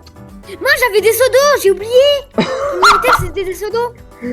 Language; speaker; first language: French; native; French